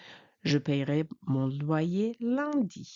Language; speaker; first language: French; non-native, fluent; Mongolian